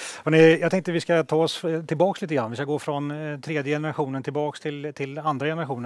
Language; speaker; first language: Swedish; native; Swedish